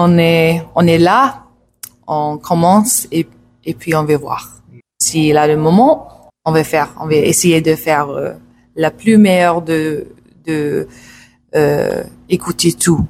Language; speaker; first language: French; non-native, learner; English